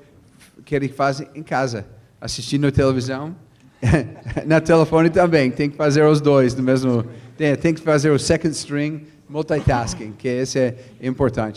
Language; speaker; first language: Portuguese; non-native, fluent; English